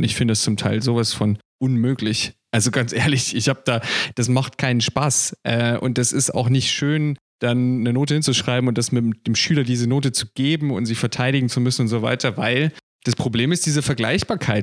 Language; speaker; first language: German; native; German